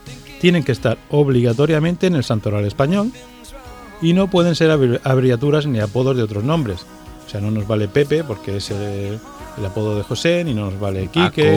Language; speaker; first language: Spanish; native; Spanish